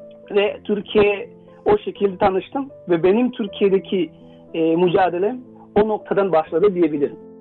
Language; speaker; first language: Turkish; non-native, fluent; Indonesian